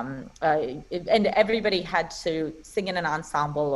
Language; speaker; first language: English; non-native, fluent; Russian